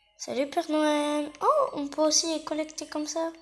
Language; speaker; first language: French; native; French